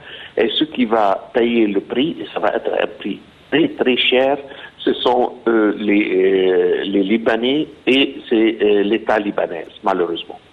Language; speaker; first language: French; non-native, fluent; Arabic